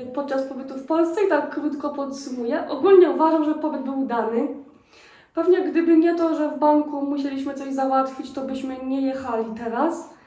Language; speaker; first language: Polish; native; Polish